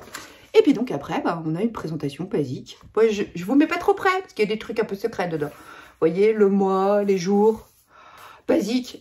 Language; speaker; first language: French; native; French